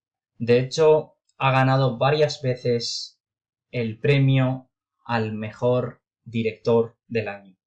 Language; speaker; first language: Spanish; non-native, fluent; Urdu